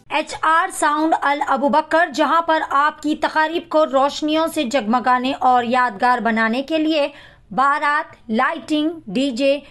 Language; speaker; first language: Urdu; native; Urdu